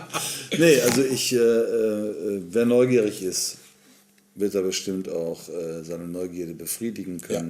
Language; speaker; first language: German; native; German